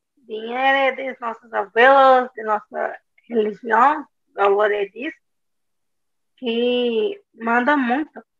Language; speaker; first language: Spanish; non-native, learner; Portuguese